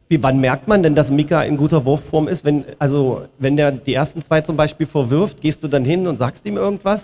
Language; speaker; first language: German; native; German